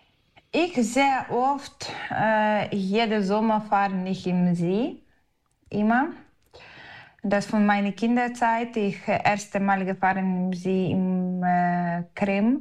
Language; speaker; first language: German; non-native, learner; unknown